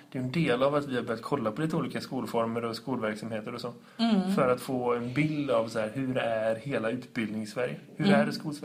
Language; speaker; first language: Swedish; native; Swedish